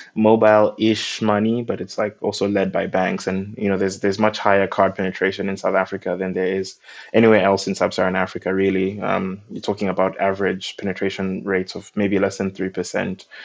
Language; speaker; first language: English; non-native, local second language; Nyanja